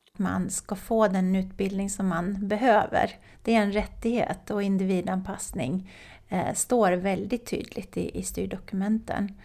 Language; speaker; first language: Swedish; native; Swedish